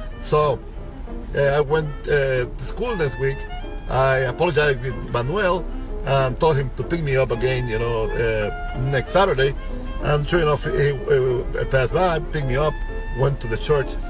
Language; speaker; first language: English; non-native, fluent; Spanish